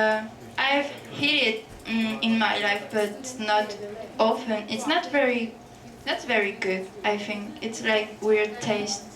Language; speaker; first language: English; non-native, fluent; French